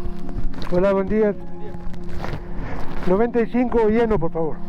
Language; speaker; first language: Spanish; non-native, learner; Persian